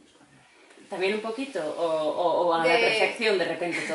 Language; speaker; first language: Spanish; native; Spanish